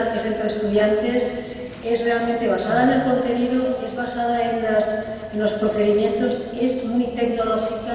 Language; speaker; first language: Spanish; native; Spanish